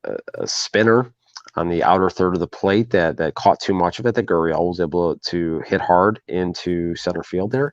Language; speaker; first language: English; native; English